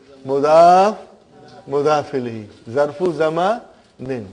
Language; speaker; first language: Arabic; non-native, fluent; Urdu